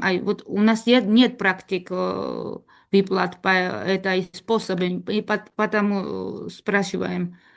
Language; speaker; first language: Russian; non-native, learner; Georgian